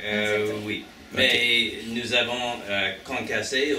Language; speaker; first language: French; non-native, learner; English